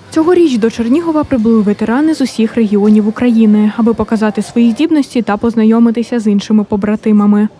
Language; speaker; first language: Ukrainian; native; Ukrainian